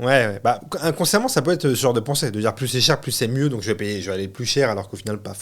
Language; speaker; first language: French; native; French